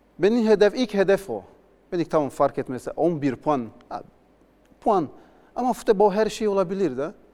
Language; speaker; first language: Turkish; non-native, learner; Portuguese